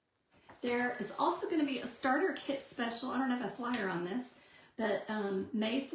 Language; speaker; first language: English; native; English